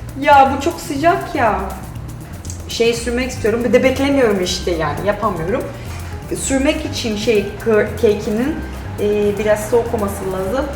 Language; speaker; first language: Turkish; non-native, fluent; Portuguese